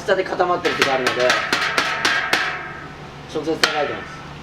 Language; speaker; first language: Japanese; native; Japanese